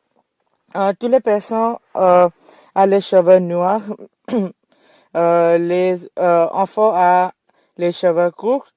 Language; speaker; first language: French; non-native, learner; English